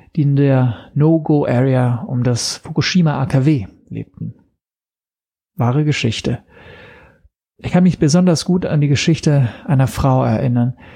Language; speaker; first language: German; non-native, fluent; Italian